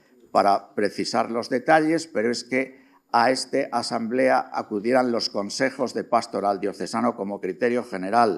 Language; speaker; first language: Spanish; native; Spanish